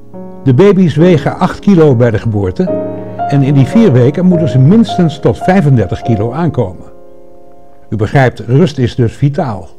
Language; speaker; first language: Dutch; native; Dutch